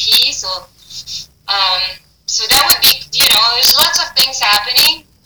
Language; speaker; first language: English; non-native, fluent; French